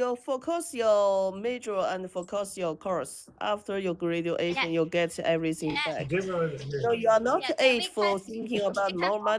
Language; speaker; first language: English; non-native, learner; Chinese